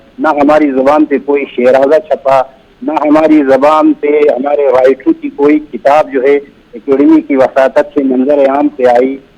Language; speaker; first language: Urdu; non-native, local second language; Shina